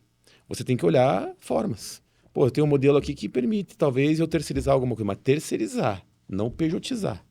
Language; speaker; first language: Portuguese; native; Portuguese